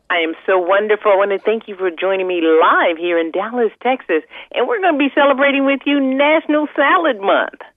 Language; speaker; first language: English; native; English